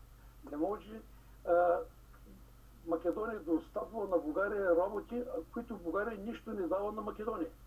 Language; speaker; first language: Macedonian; early bilingual, heritage; Macedonian